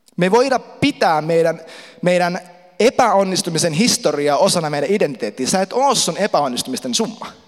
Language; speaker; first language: Finnish; native; Finnish